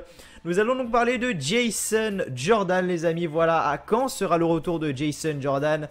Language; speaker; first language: French; native; French